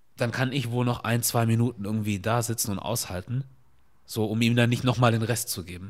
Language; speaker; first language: German; early bilingual, other home language; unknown